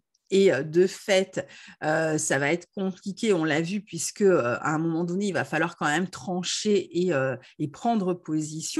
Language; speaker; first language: French; native; French